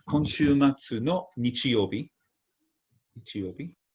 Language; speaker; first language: Japanese; non-native, fluent; English